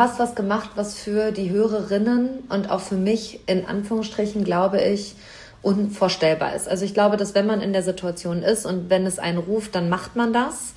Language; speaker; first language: German; native; German